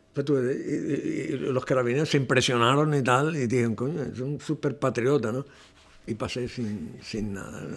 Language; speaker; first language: Spanish; non-native, local second language; Catalan